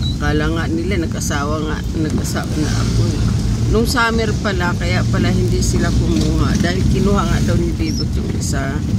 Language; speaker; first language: Filipino; non-native, local second language; Cebuano